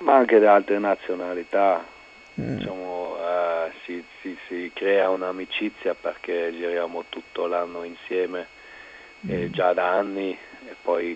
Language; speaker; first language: Italian; non-native, local second language; German